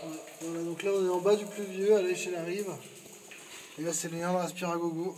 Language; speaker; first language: French; native; French